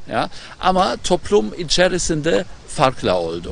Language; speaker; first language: Turkish; non-native, learner; German